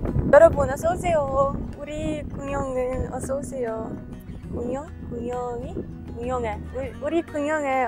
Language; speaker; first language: Korean; non-native, learner; Ukrainian